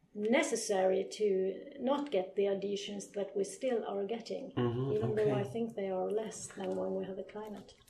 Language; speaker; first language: English; non-native, fluent; Polish